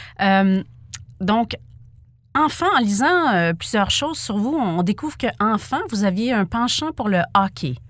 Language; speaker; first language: French; native; French